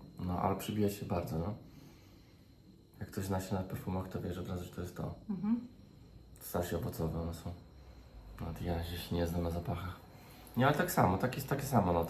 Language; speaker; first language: Polish; native; Polish